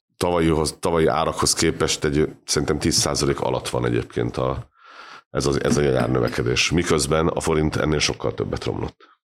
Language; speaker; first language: Hungarian; native; Hungarian